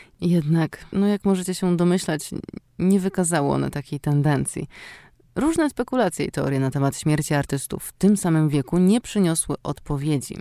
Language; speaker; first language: Polish; native; Polish